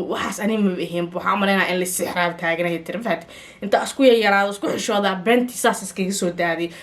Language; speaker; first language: Somali; early bilingual, heritage; Somali